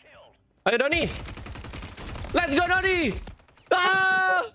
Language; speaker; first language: English; non-native, learner; Indonesian